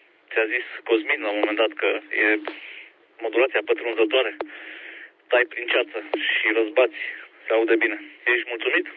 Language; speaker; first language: Romanian; native; Romanian